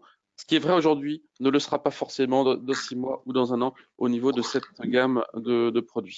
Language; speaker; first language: French; native; French